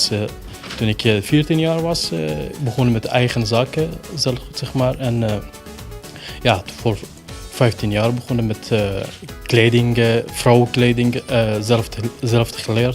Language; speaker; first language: Dutch; non-native, learner; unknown